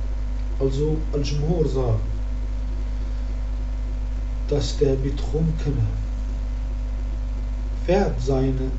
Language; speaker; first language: German; non-native, fluent; Arabic